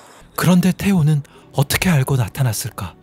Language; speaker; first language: Korean; native; Korean